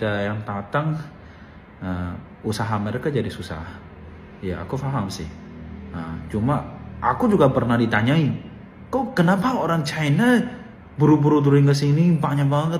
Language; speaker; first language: Indonesian; non-native, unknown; Chinese